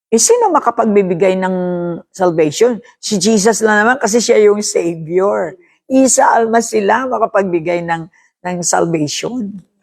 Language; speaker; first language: Filipino; non-native, local second language; Hiligaynon